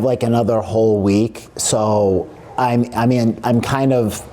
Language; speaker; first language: English; native; English